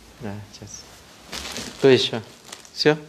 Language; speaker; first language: Russian; non-native, fluent; Thai